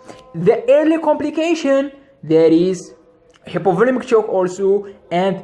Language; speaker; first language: English; non-native, local second language; Arabic